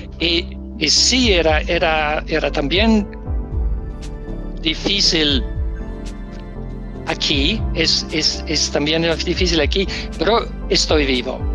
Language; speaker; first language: Spanish; non-native, learner; Danish